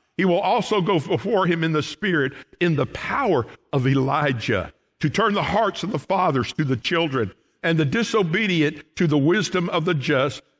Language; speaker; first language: English; native; English